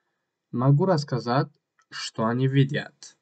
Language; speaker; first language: Russian; non-native, learner; Tajik